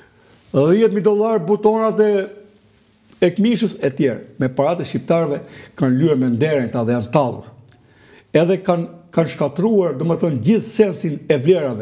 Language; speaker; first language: Albanian; native; Albanian